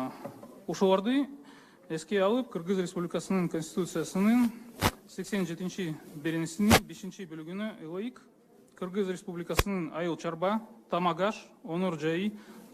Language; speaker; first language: Kyrgyz; non-native, local second language; Russian